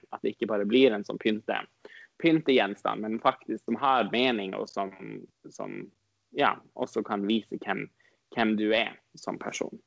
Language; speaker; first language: Norwegian; non-native, local second language; Northern Sami